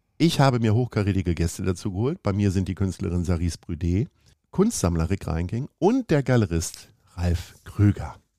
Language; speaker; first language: German; native; German